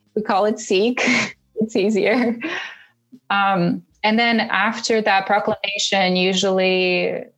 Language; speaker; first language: English; early bilingual, other home language; Russian